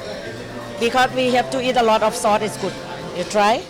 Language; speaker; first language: English; non-native, learner; Thai